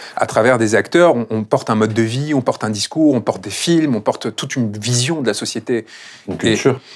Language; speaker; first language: French; non-native, fluent; Spanish